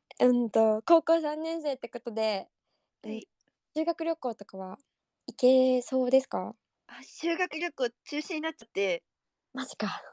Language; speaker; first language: Japanese; native; Japanese